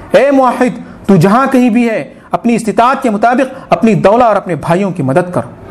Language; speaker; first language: Urdu; native; Urdu